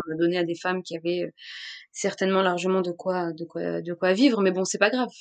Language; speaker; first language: French; native; French